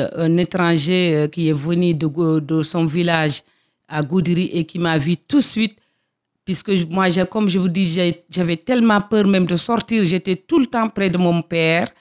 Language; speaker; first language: French; non-native, local second language; Fula